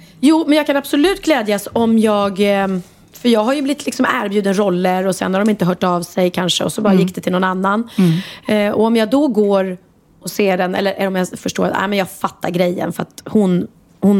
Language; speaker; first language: Swedish; native; Swedish